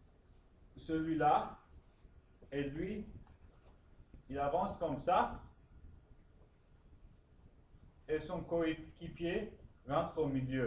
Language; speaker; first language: French; non-native, learner; English